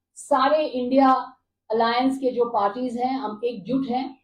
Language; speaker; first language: Hindi; non-native, local second language; Bangla